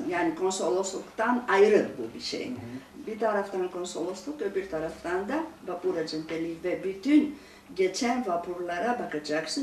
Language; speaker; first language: Turkish; non-native, local second language; Greek